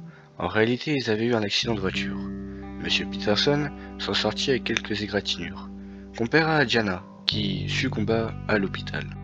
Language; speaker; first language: French; native; French